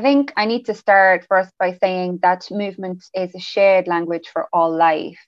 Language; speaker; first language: English; non-native, fluent; French